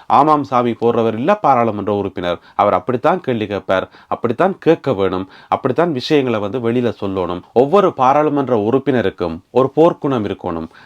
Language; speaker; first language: Tamil; native; Tamil